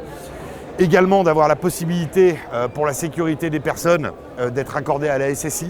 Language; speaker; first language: French; native; French